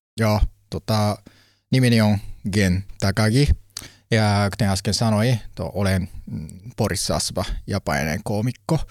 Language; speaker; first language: Finnish; non-native, learner; Japanese